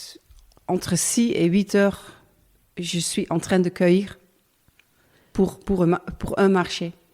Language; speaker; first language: French; non-native, learner; Dutch